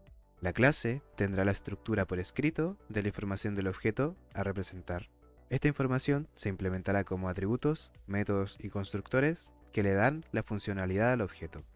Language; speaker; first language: Spanish; native; Spanish